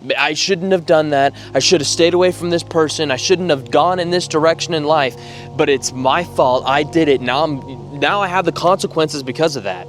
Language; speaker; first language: English; native; English